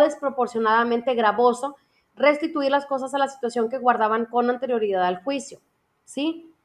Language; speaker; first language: Spanish; native; Spanish